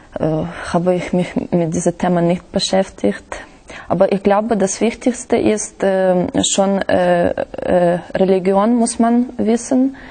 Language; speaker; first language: German; non-native, learner; Russian